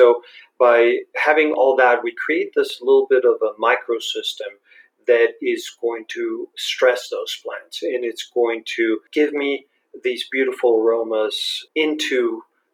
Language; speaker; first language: English; non-native, fluent; Spanish